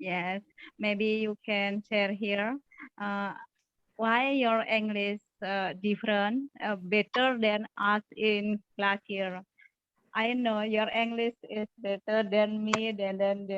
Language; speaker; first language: English; non-native, learner; Indonesian